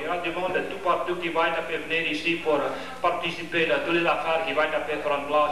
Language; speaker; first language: French; early bilingual, heritage; French